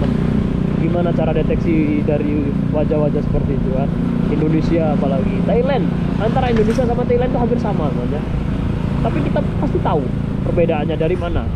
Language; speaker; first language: Indonesian; native; Indonesian